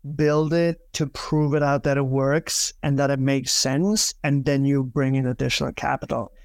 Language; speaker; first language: English; non-native, fluent; German